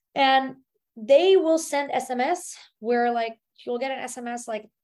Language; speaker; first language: English; non-native, fluent; German